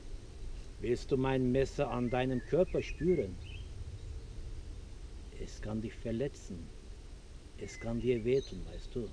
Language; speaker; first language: German; non-native, fluent; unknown